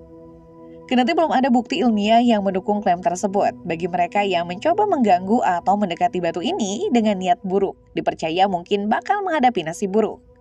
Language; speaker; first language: Indonesian; native; Indonesian